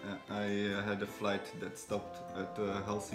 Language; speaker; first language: English; non-native, fluent; Slovak